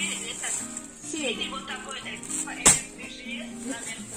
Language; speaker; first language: Russian; non-native, learner; Tajik